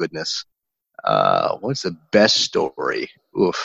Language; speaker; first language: English; native; English